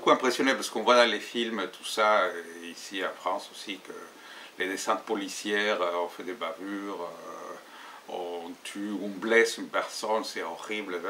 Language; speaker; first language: French; non-native, fluent; Spanish